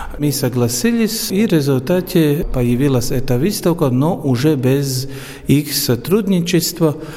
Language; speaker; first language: Russian; non-native, local second language; Latvian